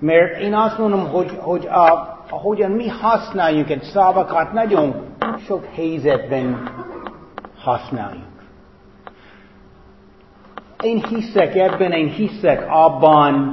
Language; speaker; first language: Hungarian; non-native, fluent; English